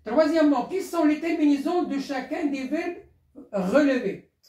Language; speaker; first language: French; non-native, local second language; Arabic